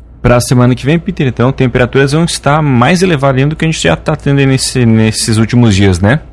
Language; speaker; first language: Portuguese; native; Portuguese